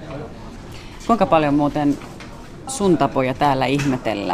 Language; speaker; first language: Finnish; native; Finnish